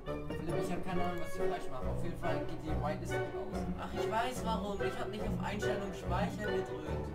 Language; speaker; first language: German; native; German